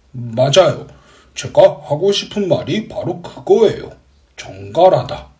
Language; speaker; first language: Korean; native; Korean